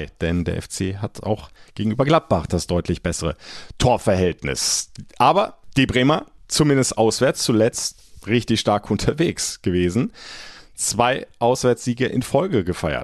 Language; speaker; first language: German; native; German